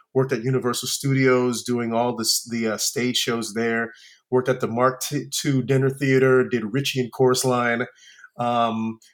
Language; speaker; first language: English; native; English